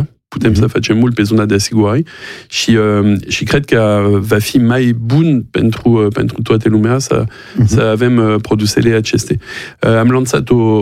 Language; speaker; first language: Romanian; non-native, learner; French